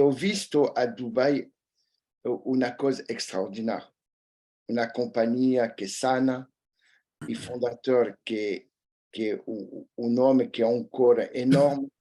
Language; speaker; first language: Italian; early bilingual, heritage; French